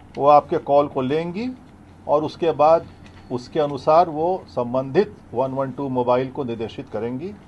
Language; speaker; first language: Hindi; native; Hindi